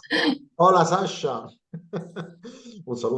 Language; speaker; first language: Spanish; non-native, learner; Italian